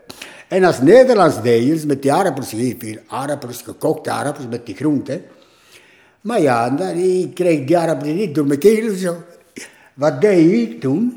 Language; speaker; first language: Dutch; non-native, learner; Italian